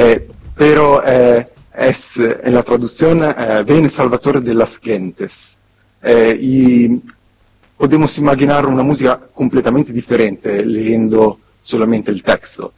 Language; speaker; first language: Spanish; non-native, fluent; Italian